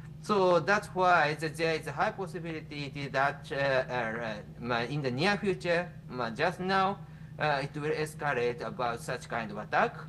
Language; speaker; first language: English; non-native, fluent; Japanese